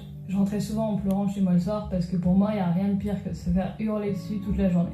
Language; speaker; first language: French; native; French